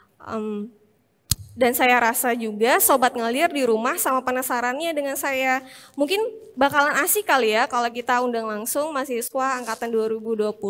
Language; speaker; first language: Indonesian; native; Indonesian